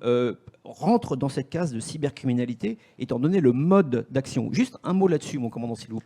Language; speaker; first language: French; native; French